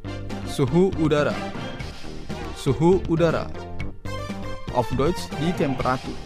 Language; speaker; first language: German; non-native, fluent; Indonesian